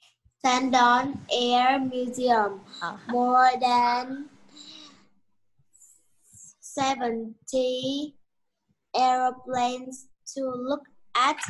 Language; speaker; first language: English; non-native, learner; Vietnamese